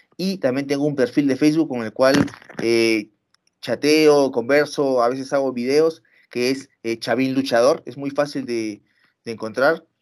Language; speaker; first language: Spanish; native; Spanish